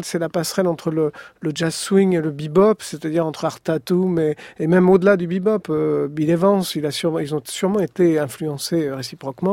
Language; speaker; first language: French; native; French